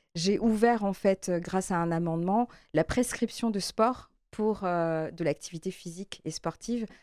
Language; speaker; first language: French; native; French